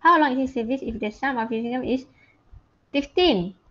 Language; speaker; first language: English; non-native, local second language; Malay